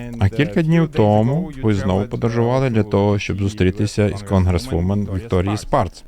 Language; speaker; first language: Ukrainian; native; Ukrainian